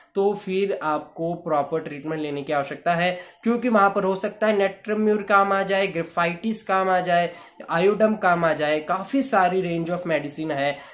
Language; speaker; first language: Hindi; native; Hindi